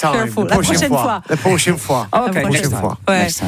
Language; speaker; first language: French; non-native, learner; English